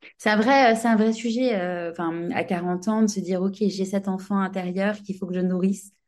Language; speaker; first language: French; native; French